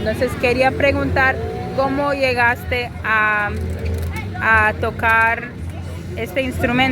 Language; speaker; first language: Spanish; non-native, fluent; English